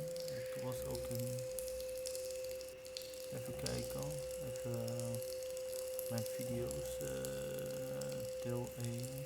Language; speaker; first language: Dutch; non-native, local second language; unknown